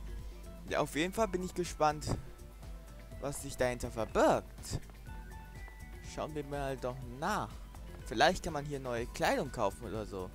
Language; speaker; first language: German; native; German